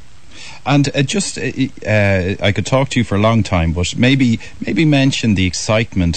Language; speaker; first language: English; native; English